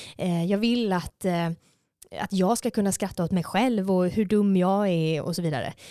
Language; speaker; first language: Swedish; native; Swedish